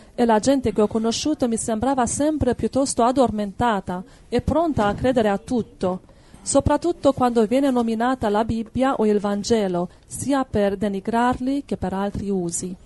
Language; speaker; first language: Italian; non-native, fluent; Hungarian